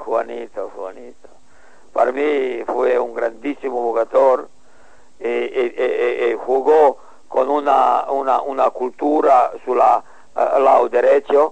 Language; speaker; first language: Spanish; non-native, learner; Serbian